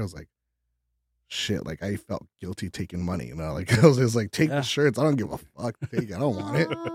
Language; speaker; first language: English; early bilingual, other home language; Spanish